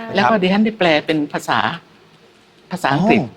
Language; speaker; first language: Thai; native; Thai